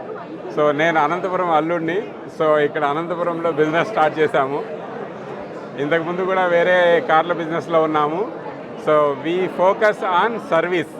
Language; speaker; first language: Telugu; native; Telugu